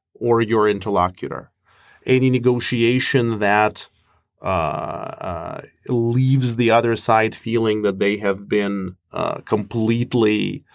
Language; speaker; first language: English; non-native, fluent; Russian